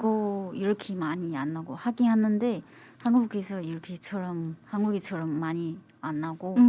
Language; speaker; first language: Korean; non-native, fluent; Japanese